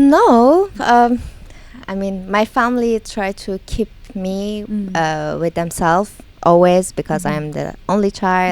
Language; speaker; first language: English; non-native, learner; Persian